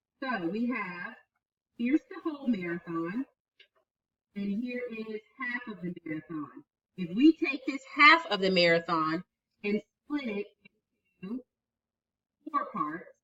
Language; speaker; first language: English; native; English